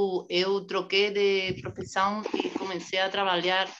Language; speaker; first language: Portuguese; non-native, learner; Spanish